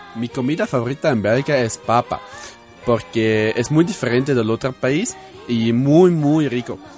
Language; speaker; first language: Spanish; non-native, learner; Dutch